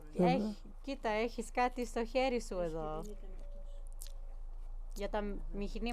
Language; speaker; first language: Greek; early bilingual, heritage; English